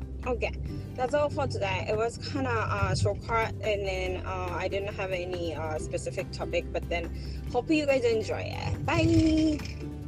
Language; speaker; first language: English; non-native, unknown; Japanese